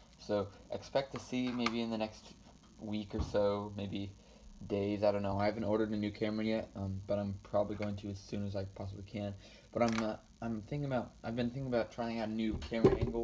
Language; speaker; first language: English; native; English